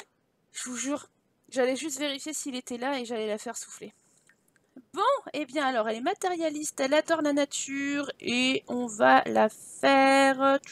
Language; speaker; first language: French; native; French